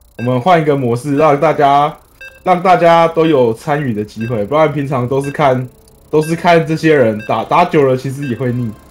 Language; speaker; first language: Chinese; native; Chinese